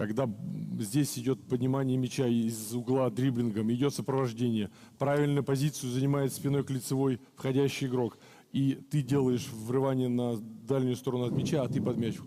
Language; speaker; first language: Russian; native; Russian